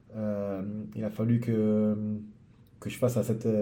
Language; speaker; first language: French; native; French